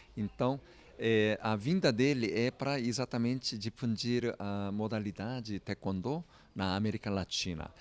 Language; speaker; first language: Portuguese; non-native, fluent; Korean